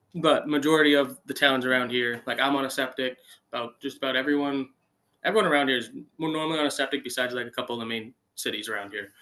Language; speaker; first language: English; native; English